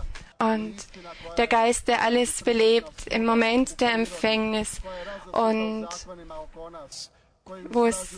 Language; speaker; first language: German; non-native, fluent; Croatian